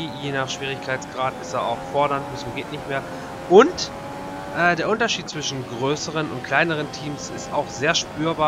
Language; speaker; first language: German; native; German